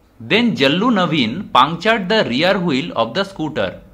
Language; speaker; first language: English; non-native, local second language; Bangla